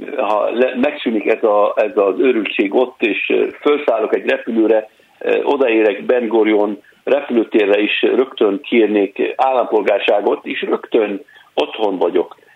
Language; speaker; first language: Hungarian; non-native, fluent; Arabic